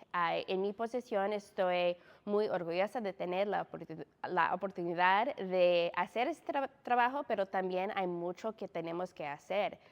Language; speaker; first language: Spanish; non-native, fluent; English